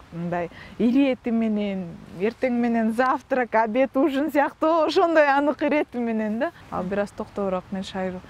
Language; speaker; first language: Kyrgyz; non-native, local second language; Russian